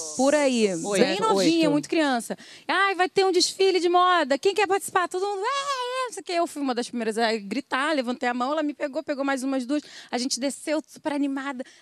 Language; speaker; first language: Portuguese; native; Portuguese